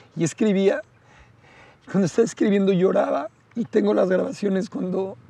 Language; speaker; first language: Spanish; native; Spanish